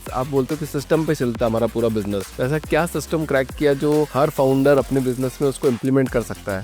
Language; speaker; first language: Hindi; native; Hindi